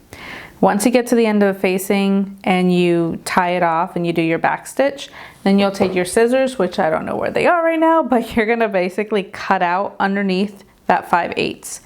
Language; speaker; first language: English; native; English